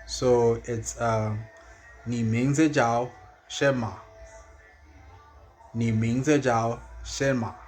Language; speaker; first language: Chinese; non-native, learner; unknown